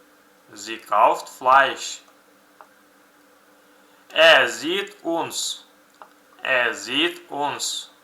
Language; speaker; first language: German; non-native, fluent; Uzbek